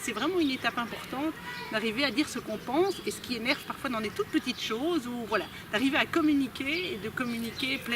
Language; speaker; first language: French; native; French